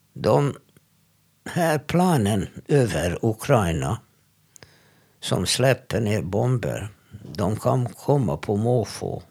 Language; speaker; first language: Swedish; non-native, fluent; Hungarian